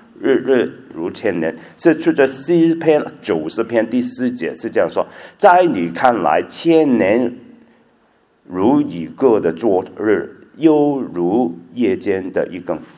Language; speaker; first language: Chinese; non-native, local second language; Cantonese